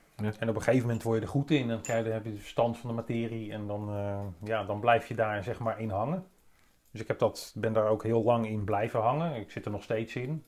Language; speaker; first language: Dutch; native; Dutch